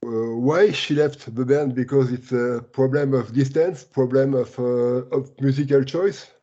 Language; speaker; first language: English; non-native, learner; French